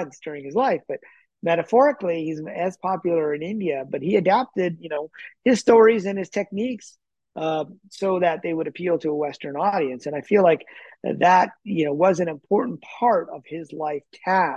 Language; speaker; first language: English; native; English